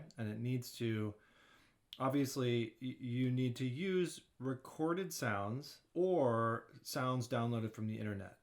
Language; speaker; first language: English; native; English